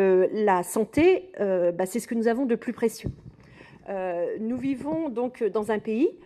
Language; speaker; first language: French; native; French